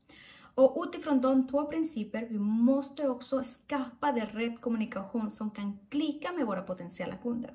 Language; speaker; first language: Swedish; non-native, fluent; Spanish